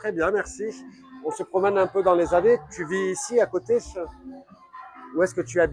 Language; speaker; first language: French; native; French